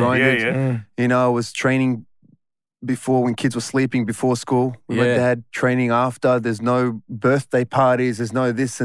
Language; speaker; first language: English; native; English